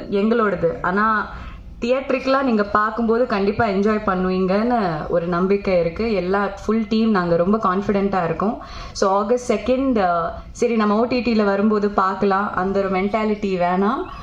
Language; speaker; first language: Tamil; non-native, local second language; Malayalam